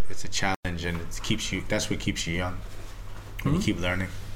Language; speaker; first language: English; early bilingual, other home language; Krio